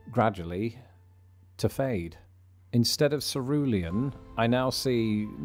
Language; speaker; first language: English; native; English